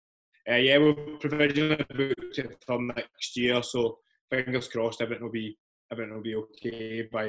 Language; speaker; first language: English; native; English